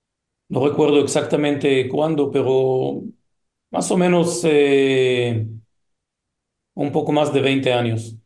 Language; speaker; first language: Spanish; non-native, fluent; Hebrew